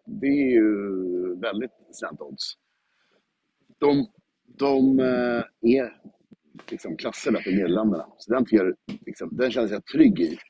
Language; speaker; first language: Swedish; native; Swedish